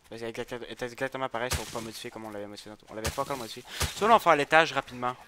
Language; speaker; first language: French; native; French